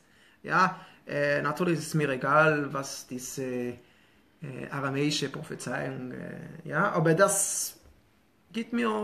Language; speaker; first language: German; non-native, fluent; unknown